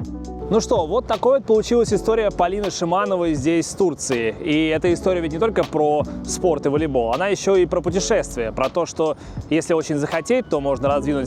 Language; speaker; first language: Russian; native; Russian